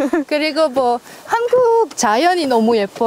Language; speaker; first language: Korean; non-native, learner; French